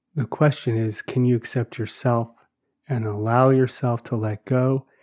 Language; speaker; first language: English; native; English